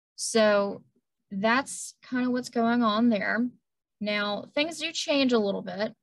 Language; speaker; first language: English; native; English